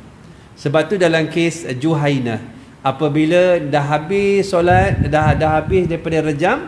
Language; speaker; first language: Malay; native; Malay